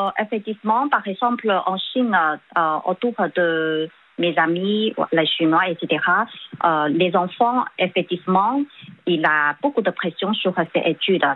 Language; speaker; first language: French; non-native, fluent; Chinese